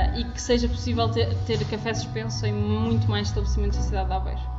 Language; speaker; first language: Portuguese; native; Portuguese